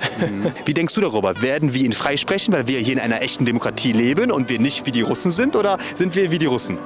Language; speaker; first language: German; native; German